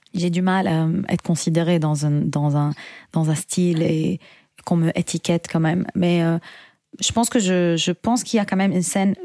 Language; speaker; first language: French; non-native, fluent; Arabic